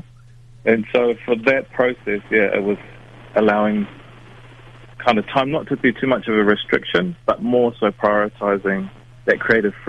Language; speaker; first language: English; native; English